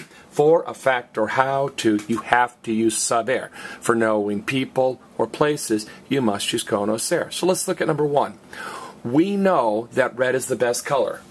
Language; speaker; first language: English; native; English